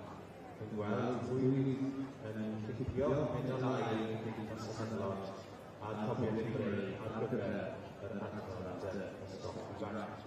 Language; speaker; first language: Welsh; native; Welsh